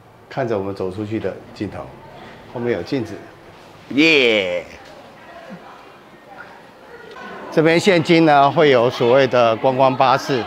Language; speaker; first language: Chinese; native; Chinese